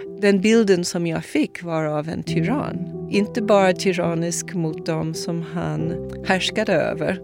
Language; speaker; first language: Swedish; non-native, fluent; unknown